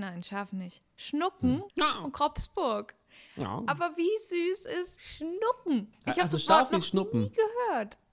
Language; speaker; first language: German; native; German